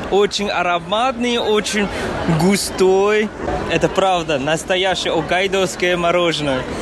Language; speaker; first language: Russian; non-native, fluent; Chinese